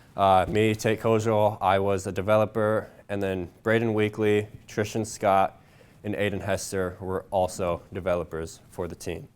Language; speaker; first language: English; native; English